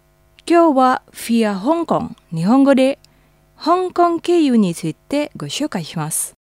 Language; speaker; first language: Japanese; non-native, fluent; Indonesian